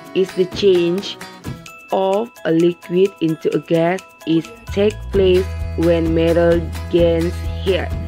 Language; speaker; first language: English; non-native, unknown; Indonesian